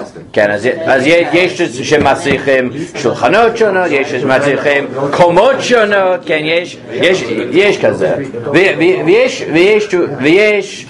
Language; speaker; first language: Hebrew; non-native, fluent; English